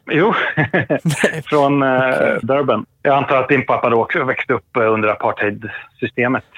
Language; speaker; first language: Swedish; native; Swedish